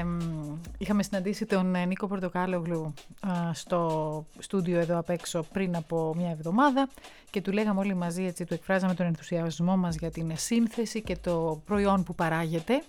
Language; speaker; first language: Greek; native; Greek